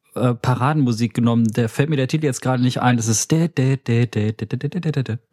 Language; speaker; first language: German; native; German